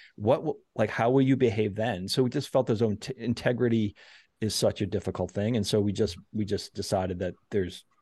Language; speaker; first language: English; native; English